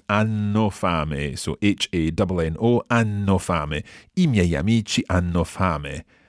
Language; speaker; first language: Italian; non-native, fluent; English